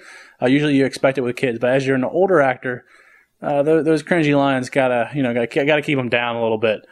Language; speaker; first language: English; native; English